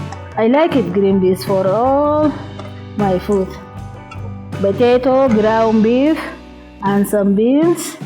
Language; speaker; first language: English; non-native, learner; Arabic